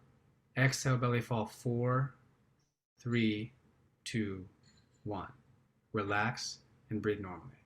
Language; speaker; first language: English; native; English